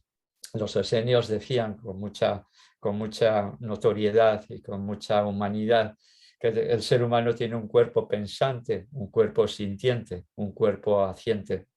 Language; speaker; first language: Spanish; native; Spanish